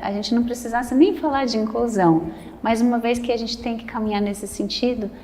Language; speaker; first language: Portuguese; native; Portuguese